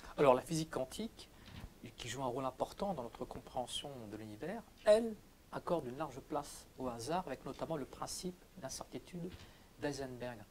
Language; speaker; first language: French; native; French